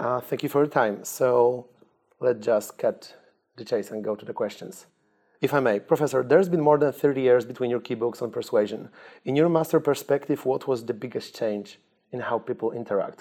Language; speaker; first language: English; non-native, fluent; Polish